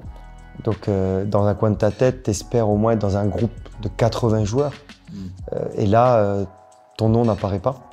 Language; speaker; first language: French; native; French